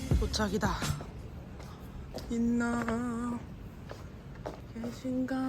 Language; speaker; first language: Korean; native; Korean